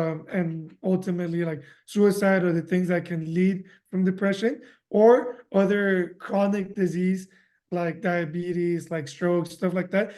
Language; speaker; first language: English; early bilingual, other home language; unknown